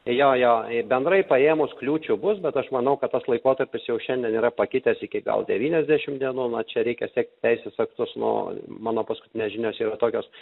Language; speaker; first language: Lithuanian; native; Lithuanian